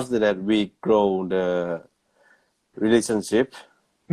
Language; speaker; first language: English; non-native, learner; Thai